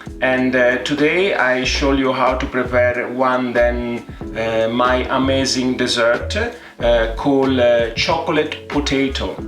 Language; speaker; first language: English; non-native, fluent; Italian